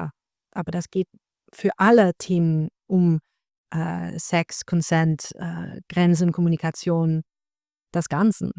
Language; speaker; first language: German; non-native, learner; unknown